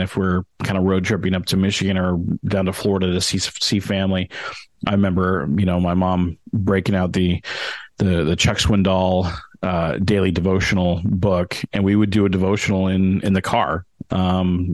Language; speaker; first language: English; native; English